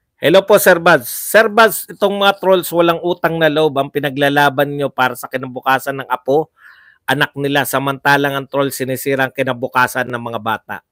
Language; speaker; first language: Filipino; native; Filipino